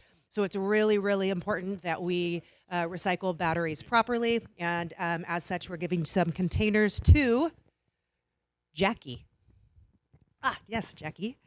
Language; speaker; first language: English; native; English